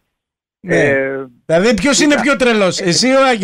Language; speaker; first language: Greek; native; Greek